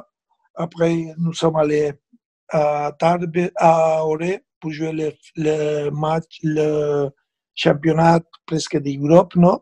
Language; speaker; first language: French; non-native, fluent; Spanish